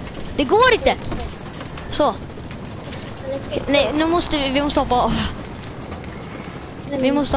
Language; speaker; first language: Swedish; native; Swedish